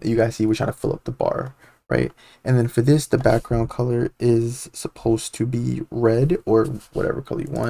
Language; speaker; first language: English; native; English